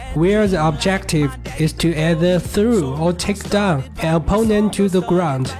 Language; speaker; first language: English; non-native, fluent; Chinese